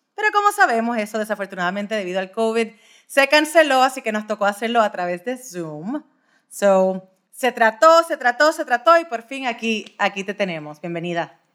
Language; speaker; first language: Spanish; early bilingual, heritage; Spanish